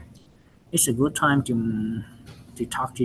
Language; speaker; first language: English; non-native, learner; Vietnamese